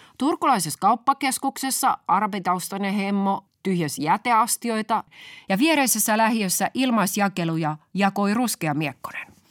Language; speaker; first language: Finnish; native; Finnish